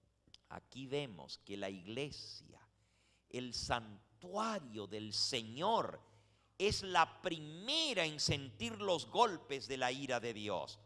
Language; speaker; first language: Spanish; native; Spanish